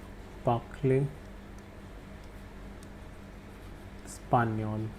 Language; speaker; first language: French; non-native, fluent; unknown